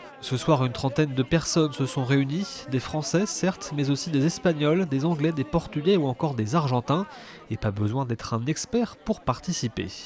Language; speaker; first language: French; native; French